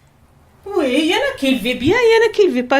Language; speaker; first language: French; non-native, learner; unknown